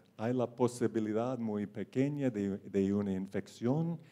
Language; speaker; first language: Spanish; non-native, fluent; English